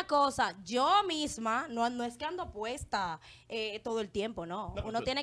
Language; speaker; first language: Spanish; native; Spanish